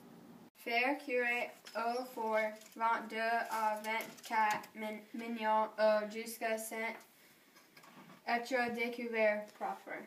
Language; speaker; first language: French; non-native, learner; English